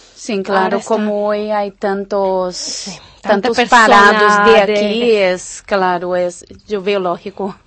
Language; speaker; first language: Spanish; non-native, fluent; Portuguese